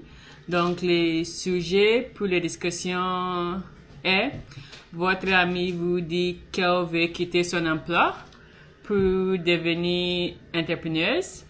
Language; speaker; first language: French; non-native, learner; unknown